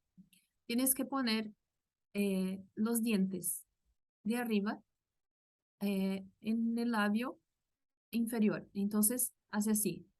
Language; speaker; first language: Spanish; non-native, local second language; Portuguese